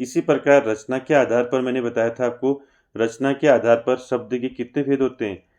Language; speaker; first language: Hindi; native; Hindi